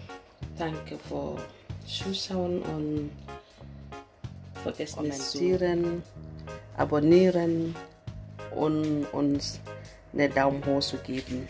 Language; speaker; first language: German; non-native, learner; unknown